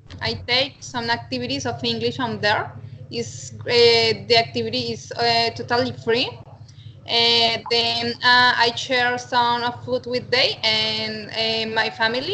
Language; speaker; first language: English; non-native, learner; Spanish